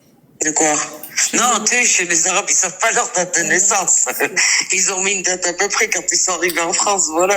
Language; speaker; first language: French; native; French